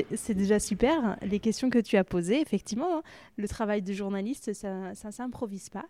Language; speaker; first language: French; native; French